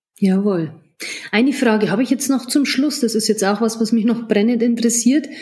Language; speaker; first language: German; native; German